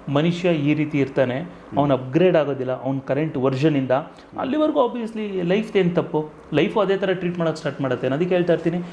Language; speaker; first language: Kannada; native; Kannada